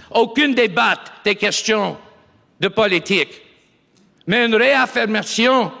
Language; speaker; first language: French; non-native, learner; English